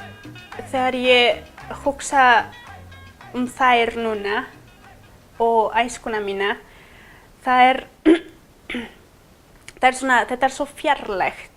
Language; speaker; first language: Icelandic; non-native, fluent; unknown